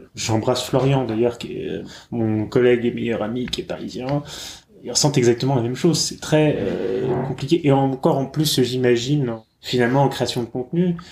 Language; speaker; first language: French; native; French